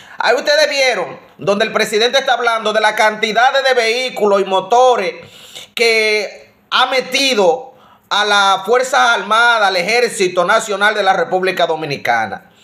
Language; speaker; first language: Spanish; native; Spanish